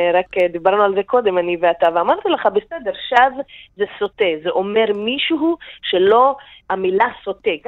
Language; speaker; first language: Hebrew; non-native, local second language; Arabic